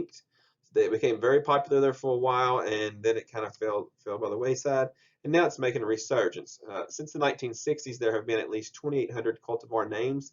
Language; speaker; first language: English; native; English